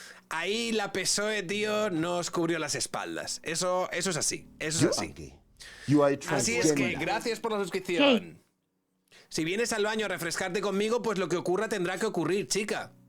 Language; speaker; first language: Spanish; native; Spanish